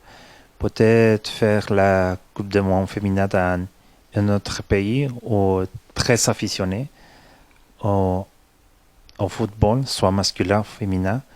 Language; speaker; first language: French; non-native, fluent; Spanish